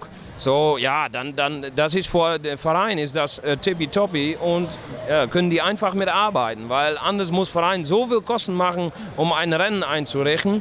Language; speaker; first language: German; non-native, learner; Dutch